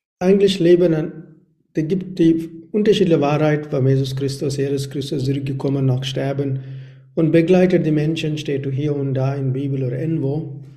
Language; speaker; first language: German; non-native, learner; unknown